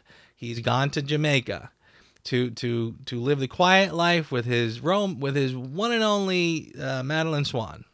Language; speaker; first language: English; native; English